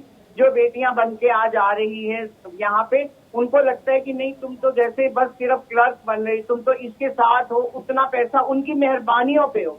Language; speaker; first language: Hindi; native; Hindi